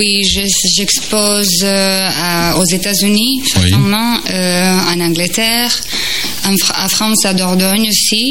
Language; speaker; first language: French; non-native, fluent; Croatian